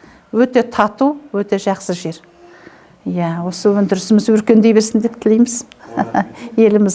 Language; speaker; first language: Kazakh; native; Kazakh